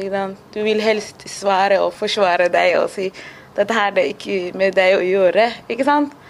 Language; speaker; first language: Norwegian; non-native, fluent; Somali